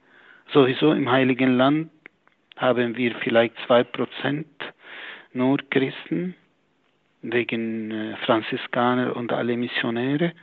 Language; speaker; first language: German; non-native, fluent; Arabic